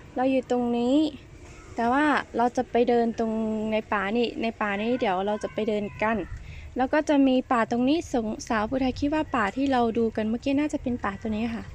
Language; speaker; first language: Thai; native; Thai